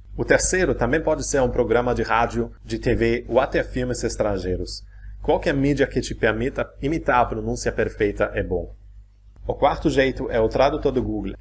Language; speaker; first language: Portuguese; non-native, fluent; German